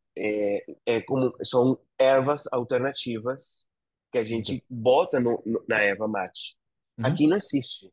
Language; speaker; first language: Portuguese; non-native, fluent; Spanish